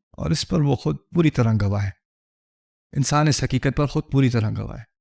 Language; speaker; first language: Urdu; early bilingual, heritage; Urdu